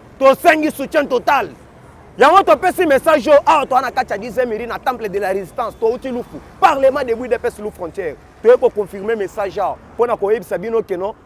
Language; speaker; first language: Lingala; non-native, local second language; Kongo